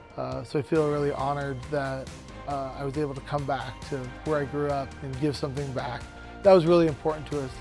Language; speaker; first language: English; native; English